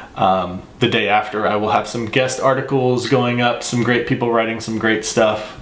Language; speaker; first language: English; native; English